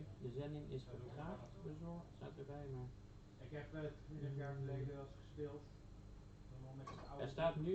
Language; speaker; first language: Dutch; native; Dutch